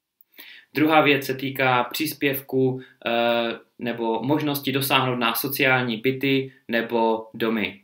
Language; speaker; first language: Czech; native; Czech